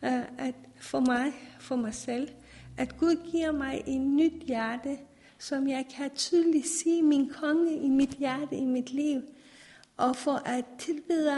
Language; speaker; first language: Danish; non-native, fluent; Persian